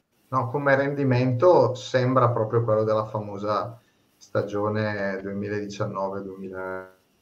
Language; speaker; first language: Italian; native; Italian